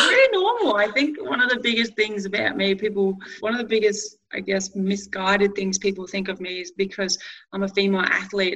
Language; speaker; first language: English; native; English